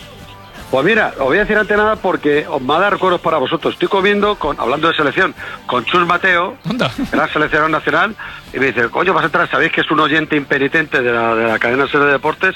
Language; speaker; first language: Spanish; native; Spanish